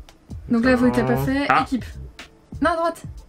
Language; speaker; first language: French; native; French